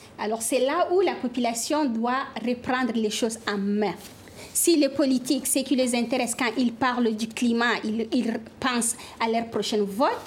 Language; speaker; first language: French; non-native, local second language; Fula